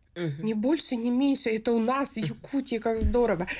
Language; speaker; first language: Russian; native; Russian